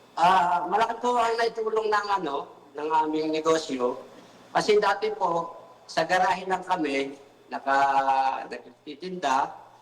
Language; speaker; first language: Filipino; native; Filipino